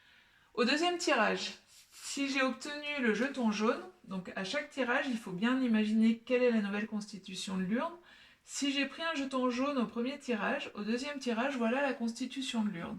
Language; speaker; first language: French; native; French